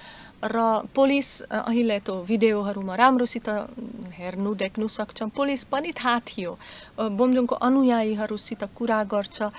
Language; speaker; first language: Nepali; non-native, fluent; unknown